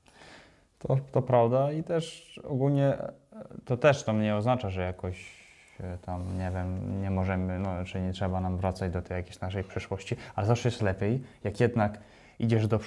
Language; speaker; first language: Polish; non-native, fluent; Ukrainian